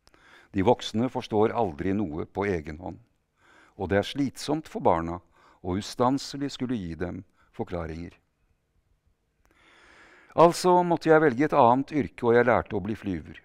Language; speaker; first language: Norwegian; native; Norwegian